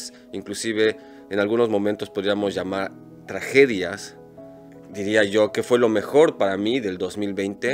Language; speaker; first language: Spanish; native; Spanish